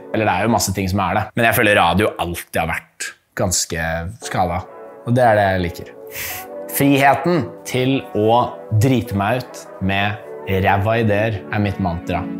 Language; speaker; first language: Norwegian; early bilingual, other home language; English